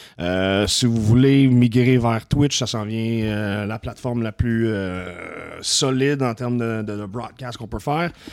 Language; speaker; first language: French; native; French